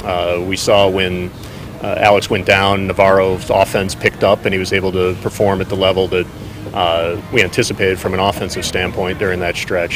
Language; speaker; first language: English; native; English